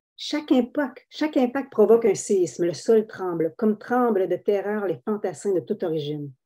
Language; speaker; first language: French; native; French